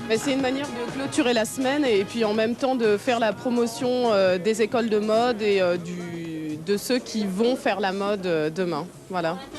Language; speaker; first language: French; native; French